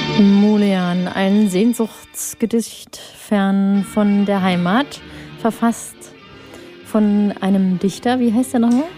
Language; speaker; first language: German; native; German